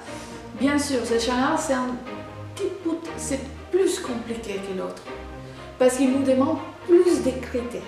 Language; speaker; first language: French; non-native, fluent; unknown